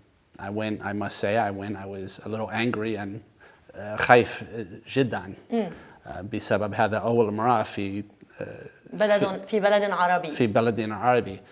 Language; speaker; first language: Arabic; non-native, learner; English